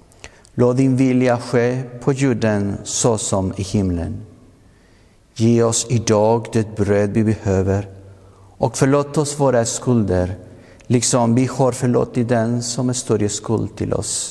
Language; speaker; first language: Swedish; non-native, fluent; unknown